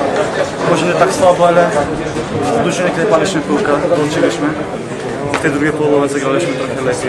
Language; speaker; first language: Polish; non-native, learner; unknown